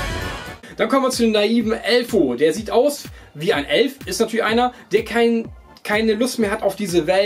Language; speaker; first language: German; native; German